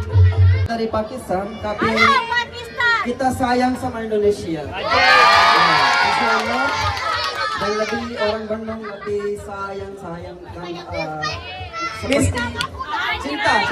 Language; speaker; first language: Indonesian; non-native, learner; Urdu